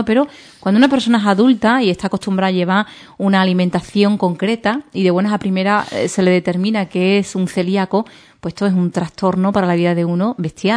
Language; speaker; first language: Spanish; native; Spanish